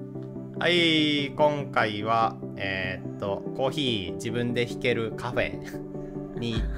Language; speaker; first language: Japanese; native; Japanese